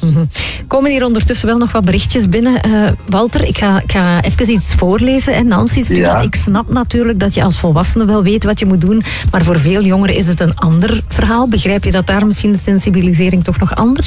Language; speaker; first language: Dutch; native; Dutch